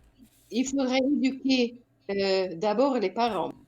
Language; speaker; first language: French; non-native, fluent; Hungarian